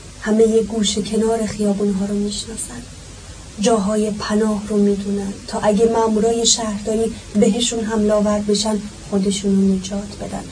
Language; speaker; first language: Persian; native; Persian